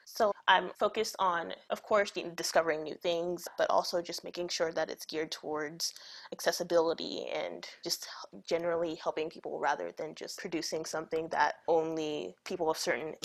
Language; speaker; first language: English; early bilingual, other home language; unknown